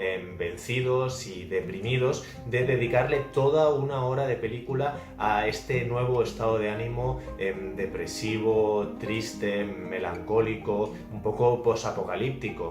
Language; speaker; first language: Spanish; native; Spanish